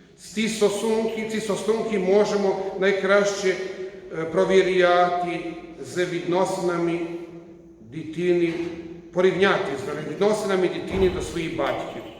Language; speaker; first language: Ukrainian; non-native, learner; Croatian